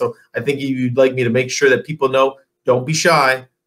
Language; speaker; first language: English; native; English